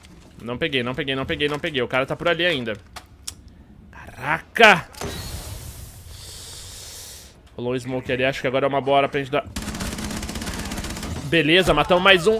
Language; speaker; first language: Portuguese; native; Portuguese